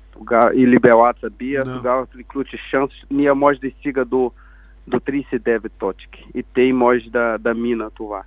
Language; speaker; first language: Bulgarian; non-native, learner; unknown